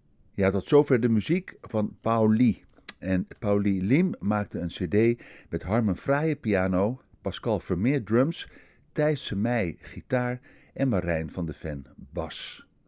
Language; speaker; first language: Dutch; native; Dutch